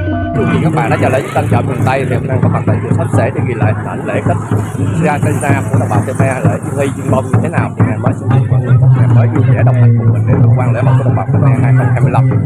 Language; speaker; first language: Vietnamese; native; Vietnamese